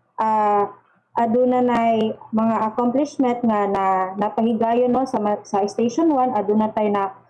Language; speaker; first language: Cebuano; native; Cebuano